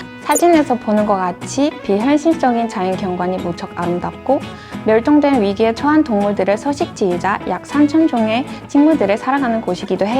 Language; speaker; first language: Korean; non-native, fluent; Chinese